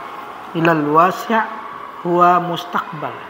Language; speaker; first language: Arabic; non-native, fluent; Indonesian